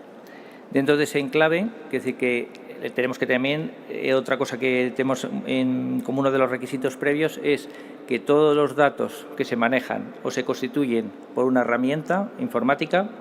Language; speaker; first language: Spanish; native; Spanish